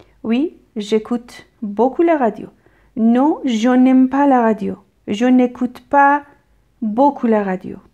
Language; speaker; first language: French; non-native, fluent; Persian